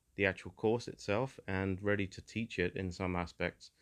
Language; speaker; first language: English; native; English